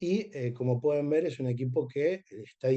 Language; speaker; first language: Spanish; native; Spanish